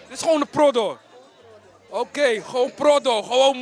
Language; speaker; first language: Dutch; native; Dutch